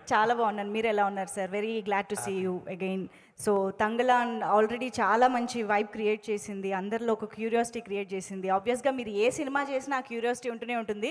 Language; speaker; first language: Telugu; native; Telugu